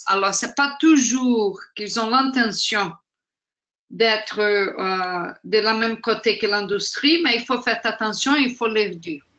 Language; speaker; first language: French; non-native, fluent; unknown